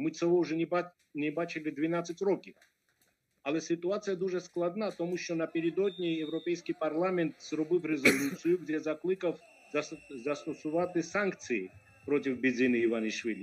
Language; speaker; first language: Ukrainian; non-native, fluent; Georgian